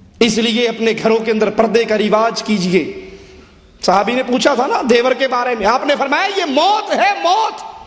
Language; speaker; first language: Urdu; non-native, local second language; Punjabi